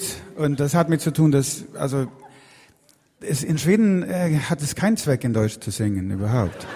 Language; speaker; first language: German; non-native, fluent; Swedish